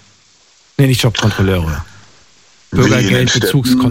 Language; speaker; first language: German; native; German